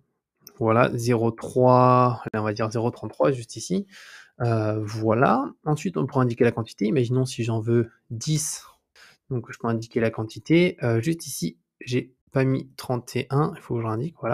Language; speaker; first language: French; native; French